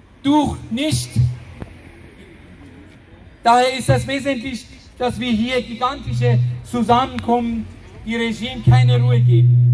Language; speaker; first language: German; non-native, fluent; Persian